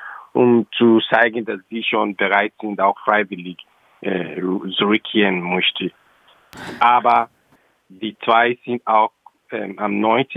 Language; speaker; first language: German; non-native, local second language; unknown